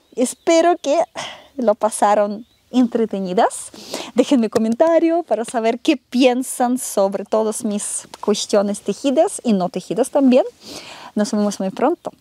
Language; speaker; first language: Spanish; non-native, fluent; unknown